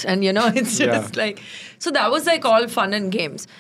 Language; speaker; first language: English; non-native, local second language; Tamil